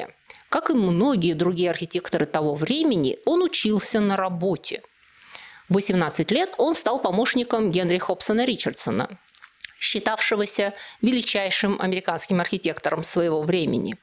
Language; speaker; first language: Russian; native; Russian